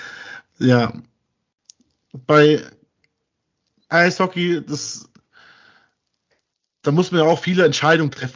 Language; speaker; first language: German; native; German